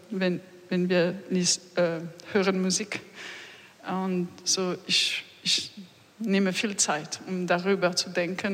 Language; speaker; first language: German; non-native, learner; French